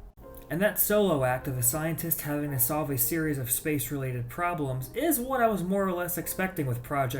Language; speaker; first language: English; native; English